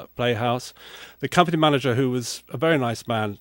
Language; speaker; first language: English; native; English